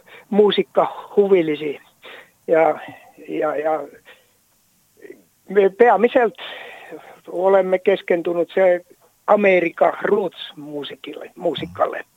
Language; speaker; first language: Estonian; non-native, learner; Finnish